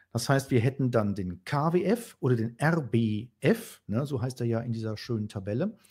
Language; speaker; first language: German; native; German